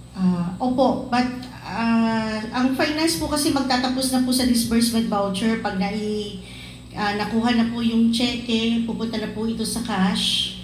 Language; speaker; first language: Filipino; native; Filipino